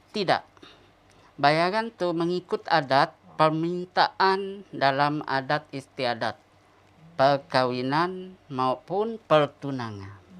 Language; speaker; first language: Malay; non-native, local second language; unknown